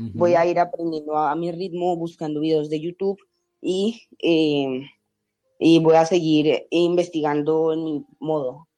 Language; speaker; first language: Spanish; native; Spanish